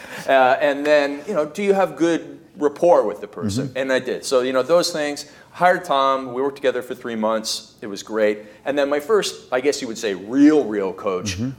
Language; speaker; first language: English; native; English